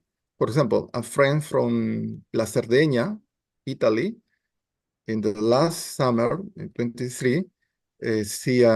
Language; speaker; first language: English; non-native, learner; Spanish